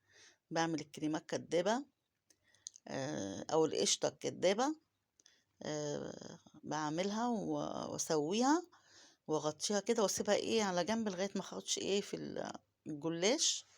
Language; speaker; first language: Arabic; native; Arabic